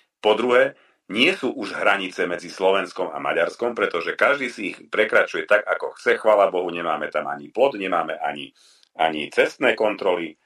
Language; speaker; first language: Slovak; non-native, local second language; Hungarian